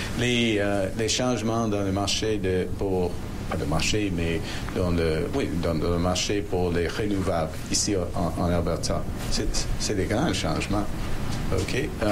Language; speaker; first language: French; non-native, fluent; English